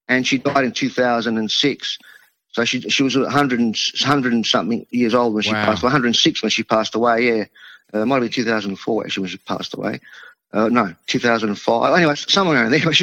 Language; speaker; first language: English; non-native, local second language; Italian